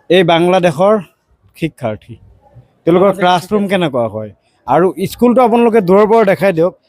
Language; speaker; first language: Bangla; non-native, local second language; Assamese